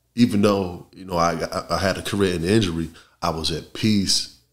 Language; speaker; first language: English; native; English